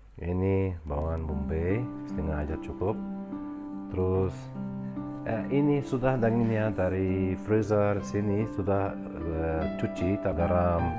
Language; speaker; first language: Indonesian; non-native, learner; Arabic